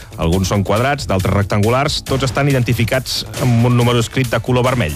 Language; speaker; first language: Catalan; native; Catalan